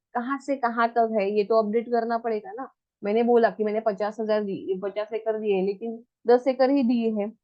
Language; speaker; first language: Hindi; non-native, local second language; Marathi